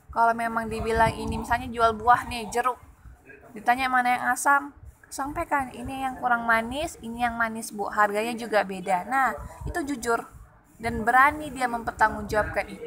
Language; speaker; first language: Indonesian; native; Indonesian